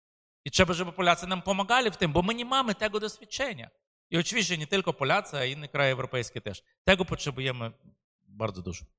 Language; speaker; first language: Polish; non-native, fluent; Ukrainian